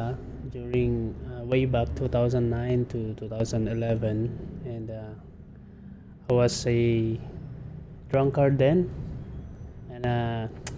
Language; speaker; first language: English; non-native, local second language; Cebuano